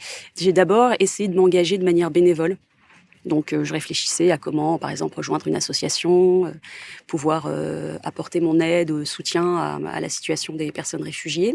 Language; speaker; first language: French; native; French